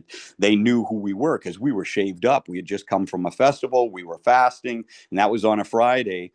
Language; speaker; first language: English; native; English